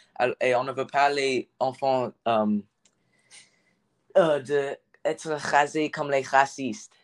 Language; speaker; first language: French; non-native, learner; English